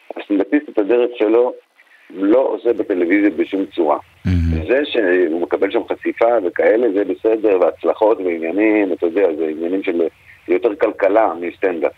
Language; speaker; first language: Hebrew; native; Hebrew